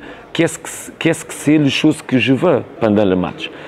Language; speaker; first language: French; non-native, learner; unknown